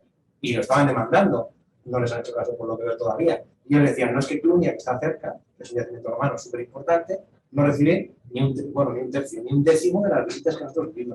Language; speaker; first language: Spanish; native; Spanish